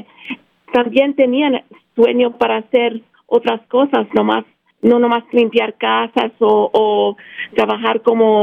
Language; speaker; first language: Spanish; early bilingual, heritage; Spanish